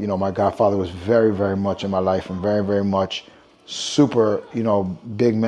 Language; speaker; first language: English; native; English